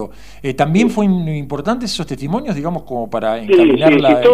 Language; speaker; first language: Spanish; native; Spanish